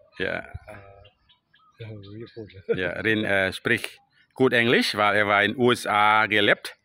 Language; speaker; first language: German; non-native, learner; Thai